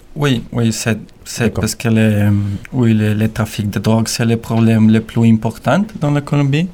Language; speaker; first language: French; non-native, learner; Spanish